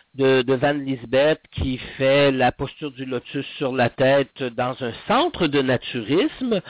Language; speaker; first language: French; native; French